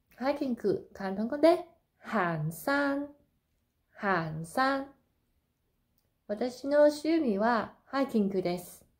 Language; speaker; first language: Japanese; non-native, fluent; Cantonese